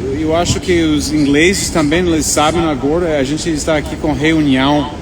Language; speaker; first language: Portuguese; non-native, fluent; English